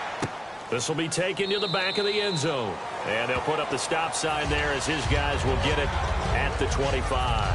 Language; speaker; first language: English; native; English